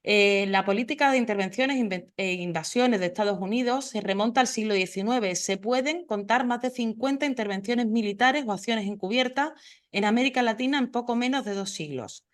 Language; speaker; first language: Spanish; native; Spanish